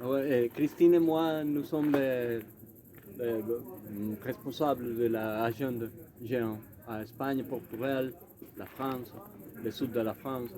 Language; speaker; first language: French; non-native, learner; Spanish